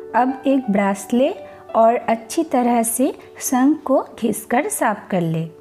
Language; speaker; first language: Hindi; non-native, local second language; Bangla